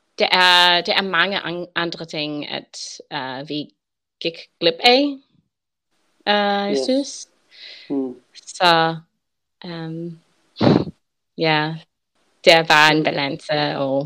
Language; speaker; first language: Danish; non-native, learner; English